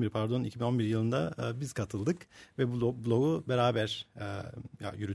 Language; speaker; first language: Turkish; early bilingual, heritage; Turkish